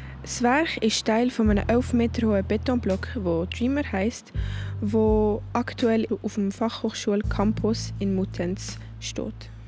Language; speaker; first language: German; native; German